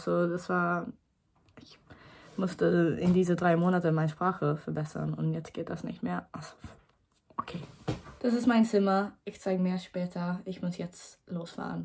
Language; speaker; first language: German; non-native, learner; Swedish